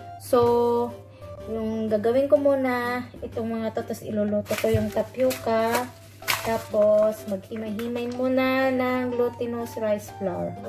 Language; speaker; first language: Filipino; non-native, local second language; Iloko